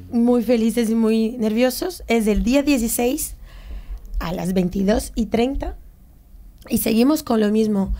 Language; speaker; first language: Spanish; non-native, fluent; Portuguese